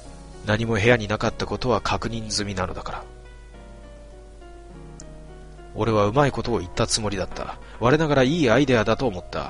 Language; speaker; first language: Japanese; native; Japanese